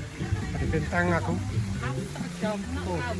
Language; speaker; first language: Indonesian; non-native, fluent; Dutch